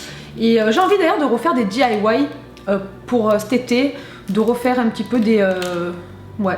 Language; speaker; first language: French; native; French